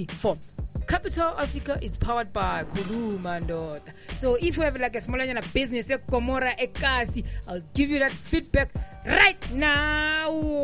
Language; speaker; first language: English; non-native, local second language; Zulu